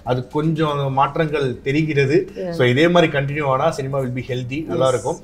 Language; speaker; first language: Tamil; native; Tamil